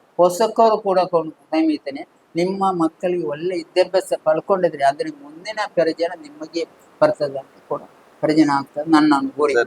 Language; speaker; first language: Kannada; non-native, local second language; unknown